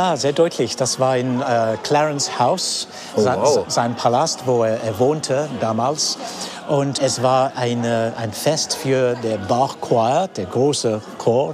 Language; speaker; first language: German; non-native, fluent; English